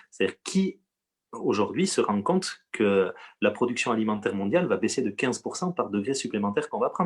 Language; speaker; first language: French; native; French